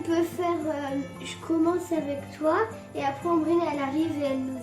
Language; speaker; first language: French; early bilingual, other home language; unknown